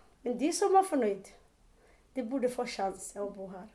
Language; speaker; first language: Norwegian; non-native, learner; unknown